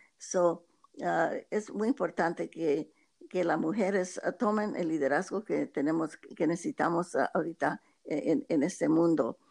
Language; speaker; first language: Spanish; early bilingual, heritage; Spanish